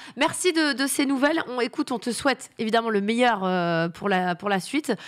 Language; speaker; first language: French; native; French